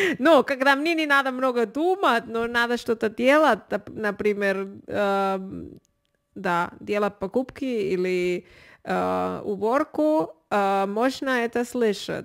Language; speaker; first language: Russian; non-native, learner; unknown